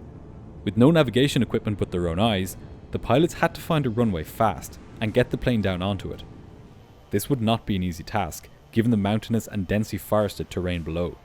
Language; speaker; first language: English; native; English